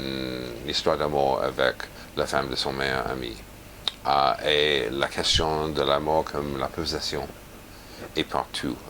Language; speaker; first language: French; non-native, fluent; English